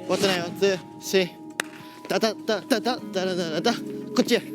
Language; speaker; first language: Japanese; native; Japanese